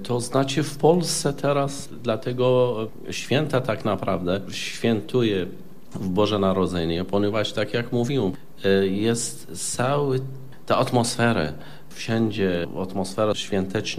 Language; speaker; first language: Polish; non-native, fluent; Arabic